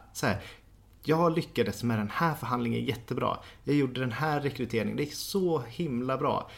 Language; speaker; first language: Swedish; native; Swedish